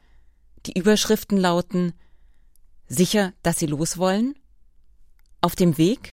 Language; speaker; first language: German; native; German